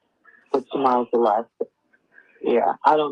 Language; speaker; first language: English; native; English